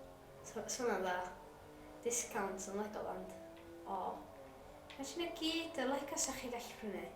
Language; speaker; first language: Welsh; non-native, local second language; English